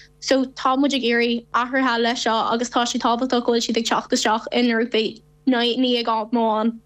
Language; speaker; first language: Irish; non-native, local second language; English